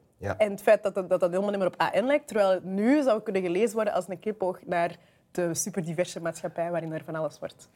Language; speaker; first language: Dutch; native; Dutch